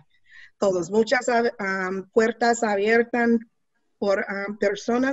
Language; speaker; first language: Spanish; non-native, learner; English